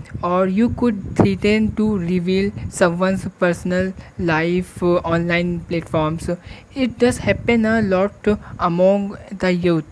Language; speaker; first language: English; non-native, local second language; Hindi